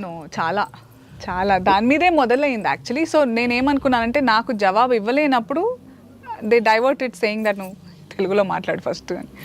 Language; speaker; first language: Telugu; native; Telugu